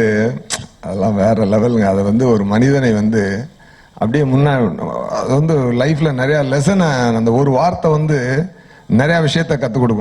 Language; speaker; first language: Tamil; native; Tamil